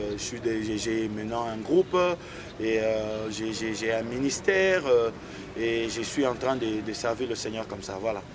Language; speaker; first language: French; non-native, local second language; Swahili